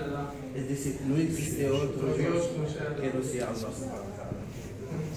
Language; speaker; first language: Spanish; non-native, fluent; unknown